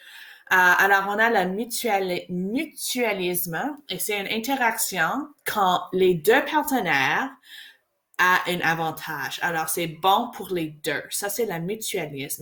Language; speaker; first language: French; non-native, learner; English